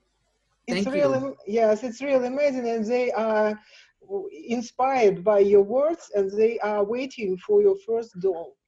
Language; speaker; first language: English; non-native, fluent; Russian